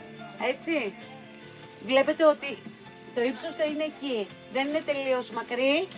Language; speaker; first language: Greek; native; Greek